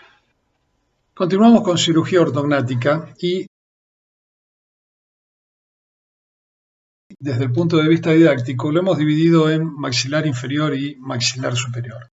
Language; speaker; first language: Spanish; native; Spanish